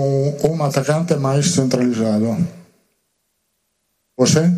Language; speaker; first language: Portuguese; non-native, learner; Spanish